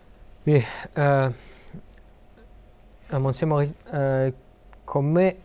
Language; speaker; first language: French; non-native, fluent; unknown